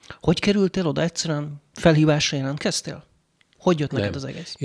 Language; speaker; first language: Hungarian; native; Hungarian